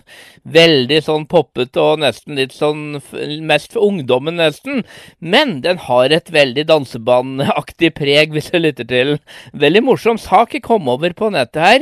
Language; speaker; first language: Norwegian; native; Norwegian